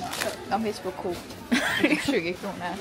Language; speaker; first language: Swedish; early bilingual, other home language; Arabic